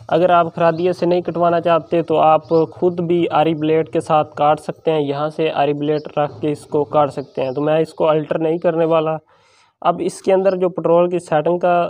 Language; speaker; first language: Urdu; non-native, local second language; Punjabi